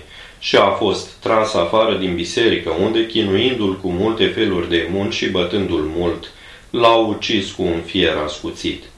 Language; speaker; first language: Romanian; native; Romanian